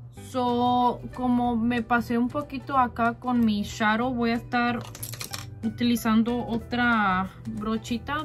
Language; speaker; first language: Spanish; early bilingual, heritage; Spanish